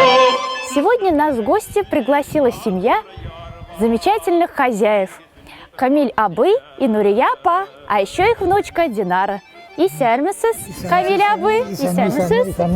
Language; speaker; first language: Russian; native; Russian